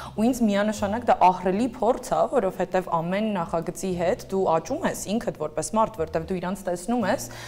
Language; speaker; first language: Armenian; native; Armenian